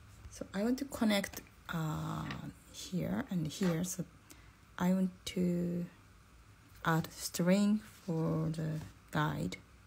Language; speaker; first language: English; non-native, learner; Japanese